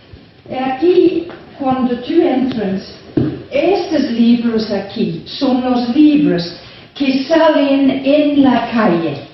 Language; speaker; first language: Spanish; non-native, fluent; English